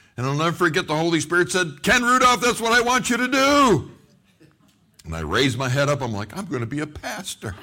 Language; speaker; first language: English; native; English